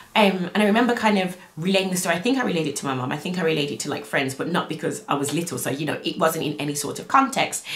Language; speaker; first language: English; native; English